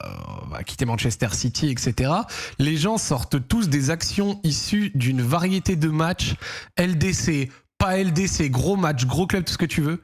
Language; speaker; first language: French; native; French